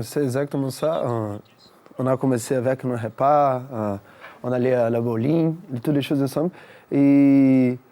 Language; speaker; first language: French; non-native, fluent; Portuguese